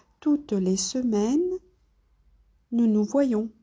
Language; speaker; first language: French; non-native, fluent; Spanish